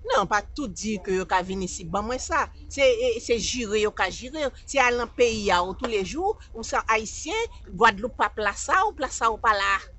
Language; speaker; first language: French; non-native, local second language; Haitian Creole